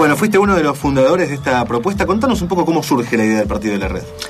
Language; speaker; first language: Spanish; native; Spanish